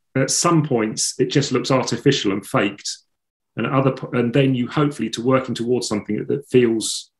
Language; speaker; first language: English; native; English